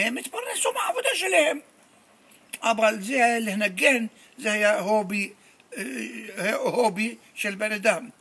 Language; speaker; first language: Hebrew; non-native, fluent; Arabic